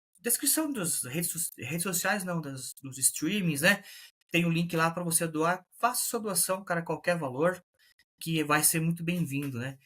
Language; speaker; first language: Portuguese; native; Portuguese